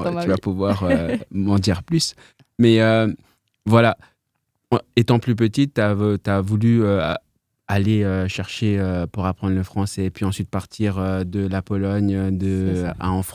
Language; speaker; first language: French; native; French